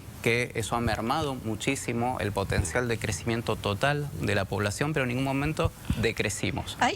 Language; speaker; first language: Spanish; native; Spanish